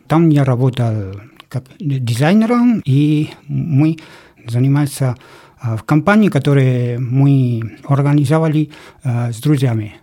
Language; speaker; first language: Russian; non-native, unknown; Spanish